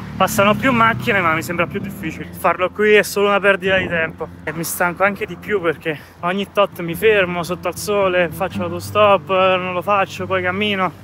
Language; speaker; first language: Italian; native; Italian